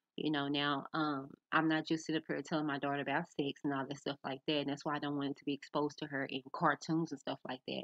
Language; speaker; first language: English; native; English